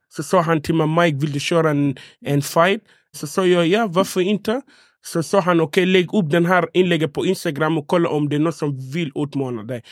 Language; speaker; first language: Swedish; non-native, fluent; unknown